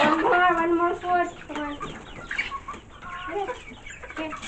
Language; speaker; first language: English; non-native, learner; Filipino